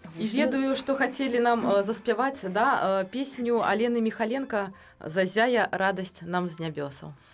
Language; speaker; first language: Belarusian; native; Belarusian